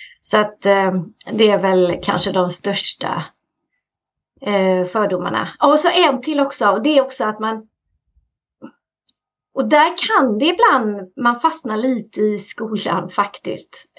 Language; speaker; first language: Swedish; native; Swedish